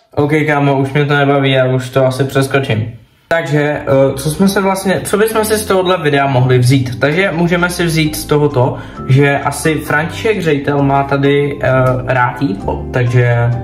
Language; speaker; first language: Czech; native; Czech